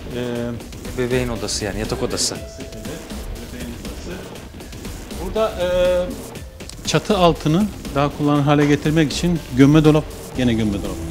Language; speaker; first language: Turkish; native; Turkish